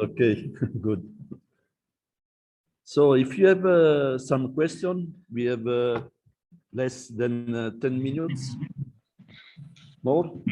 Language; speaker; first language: English; non-native, learner; Italian